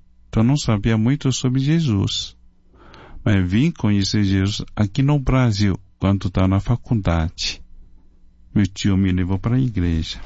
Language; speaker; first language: Portuguese; non-native, fluent; Chinese